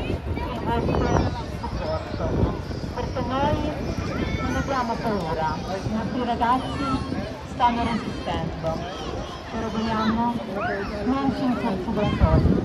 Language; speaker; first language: Italian; non-native, fluent; Ukrainian